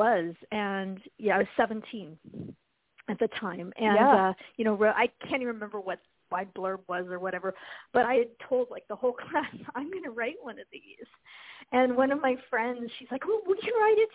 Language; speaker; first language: English; native; English